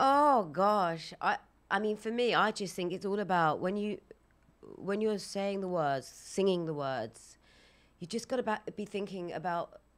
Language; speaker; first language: English; native; English